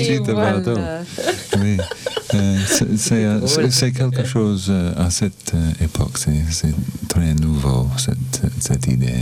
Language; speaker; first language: French; non-native, learner; English